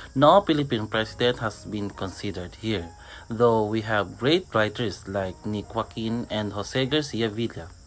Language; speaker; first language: English; non-native, local second language; Filipino